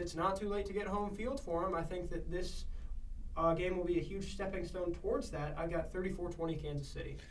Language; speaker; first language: English; native; English